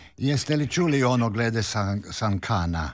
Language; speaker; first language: Serbian; native; Serbian